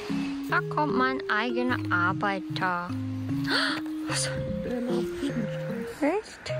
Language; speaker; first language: German; non-native, learner; Korean